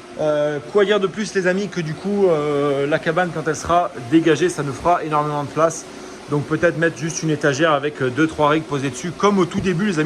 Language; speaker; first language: French; native; French